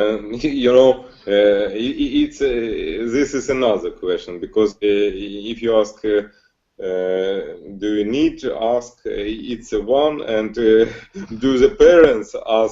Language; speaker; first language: English; non-native, learner; Russian